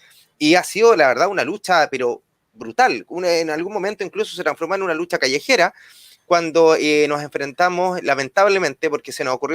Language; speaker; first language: Spanish; native; Spanish